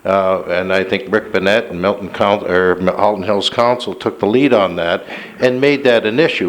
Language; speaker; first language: English; native; English